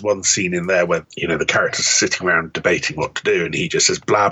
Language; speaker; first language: English; native; English